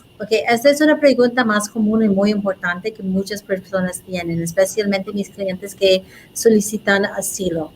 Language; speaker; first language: Spanish; non-native, learner; English